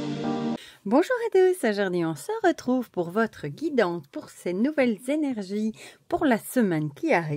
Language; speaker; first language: French; native; French